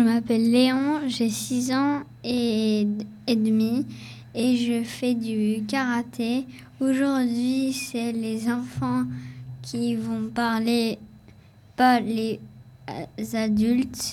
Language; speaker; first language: French; native; French